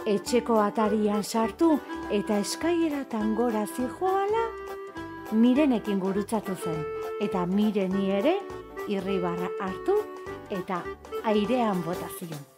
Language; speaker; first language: Basque; native; Basque